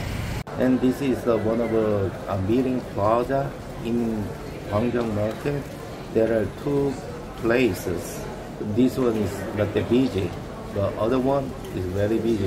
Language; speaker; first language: English; non-native, learner; Korean